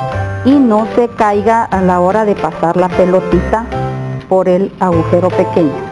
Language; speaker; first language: Spanish; native; Spanish